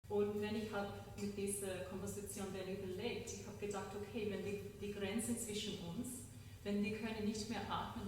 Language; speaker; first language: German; non-native, learner; English